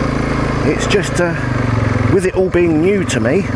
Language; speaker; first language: English; native; English